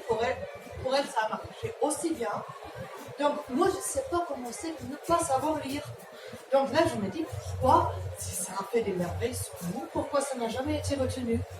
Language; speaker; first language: French; non-native, fluent; German